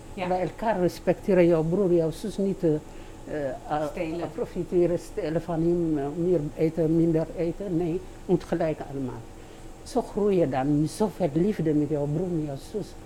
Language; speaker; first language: Dutch; non-native, learner; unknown